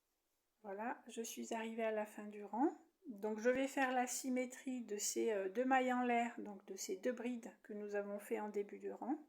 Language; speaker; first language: French; native; French